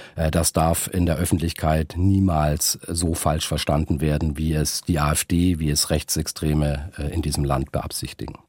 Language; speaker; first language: German; native; German